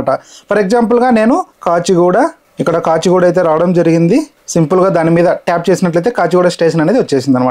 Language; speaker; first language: Telugu; native; Telugu